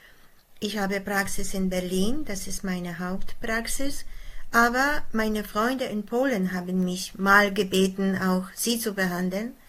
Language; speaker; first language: German; non-native, fluent; Polish